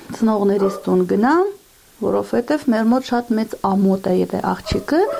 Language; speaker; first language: Armenian; non-native, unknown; Uzbek